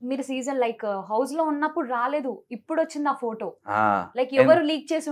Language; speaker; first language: Telugu; native; Telugu